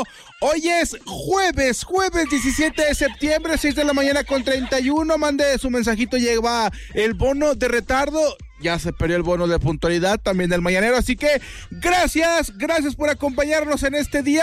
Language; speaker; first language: Spanish; native; Spanish